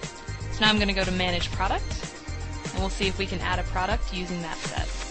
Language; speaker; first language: English; native; English